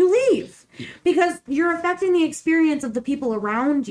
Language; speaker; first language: English; native; English